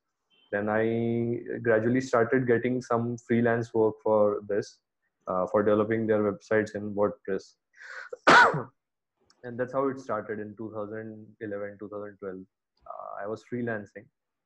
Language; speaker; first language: English; non-native, local second language; Hindi